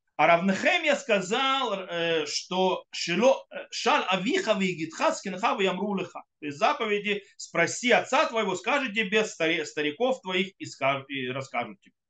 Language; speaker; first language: Russian; early bilingual, heritage; Russian